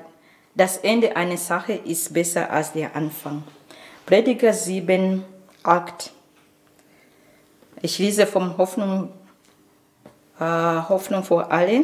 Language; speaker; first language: German; non-native, learner; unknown